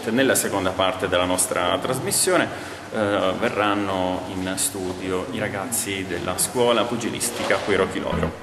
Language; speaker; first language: Italian; native; Italian